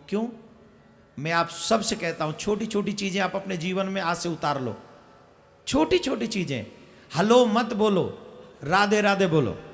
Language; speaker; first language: Hindi; native; Hindi